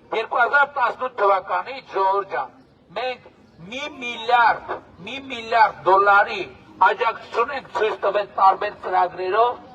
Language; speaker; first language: Armenian; native; Armenian